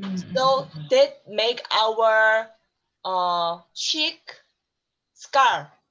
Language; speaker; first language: English; non-native, learner; Korean